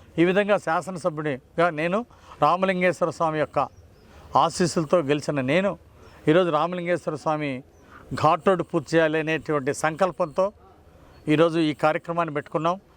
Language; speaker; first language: Telugu; native; Telugu